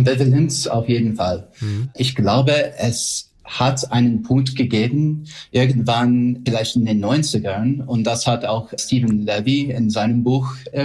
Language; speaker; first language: German; non-native, fluent; English